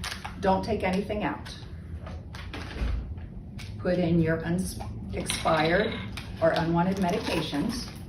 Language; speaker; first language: English; native; English